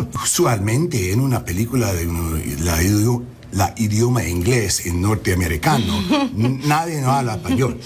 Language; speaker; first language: Spanish; non-native, learner; English